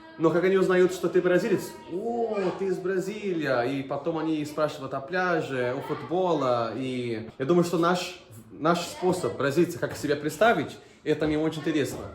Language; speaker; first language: Russian; non-native, fluent; Portuguese